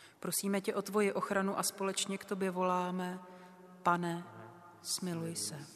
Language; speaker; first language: Czech; native; Czech